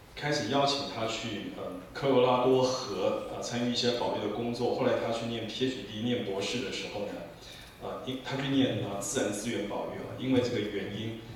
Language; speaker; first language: Chinese; native; Chinese